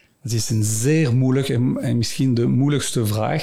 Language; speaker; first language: Dutch; non-native, local second language; French